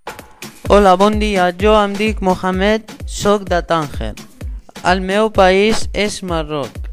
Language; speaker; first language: Catalan; non-native, learner; Arabic